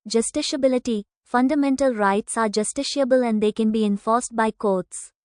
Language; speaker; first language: English; non-native, local second language; Tamil